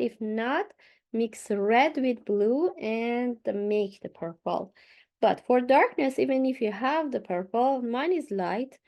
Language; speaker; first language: English; non-native, fluent; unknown